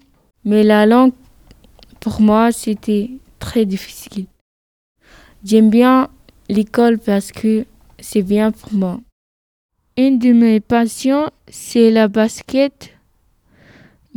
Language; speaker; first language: French; non-native, learner; Arabic